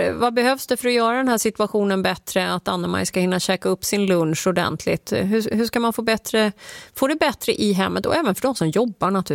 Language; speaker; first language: Swedish; native; Swedish